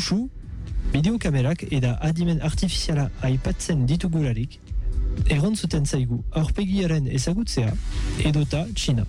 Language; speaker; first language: Basque; non-native, local second language; French